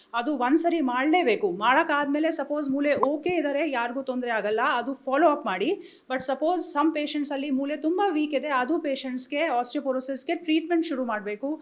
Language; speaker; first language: Kannada; non-native, learner; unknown